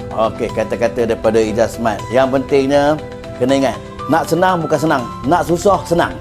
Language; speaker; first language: Malay; native; Malay